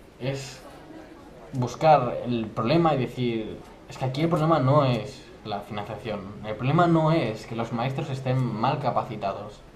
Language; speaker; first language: Spanish; native; Spanish